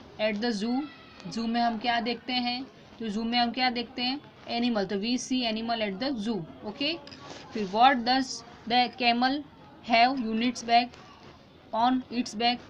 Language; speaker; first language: Hindi; non-native, local second language; Gujarati